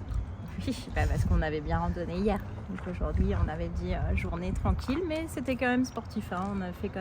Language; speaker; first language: French; native; French